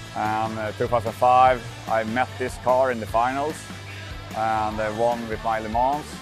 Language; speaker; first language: English; non-native, fluent; Swedish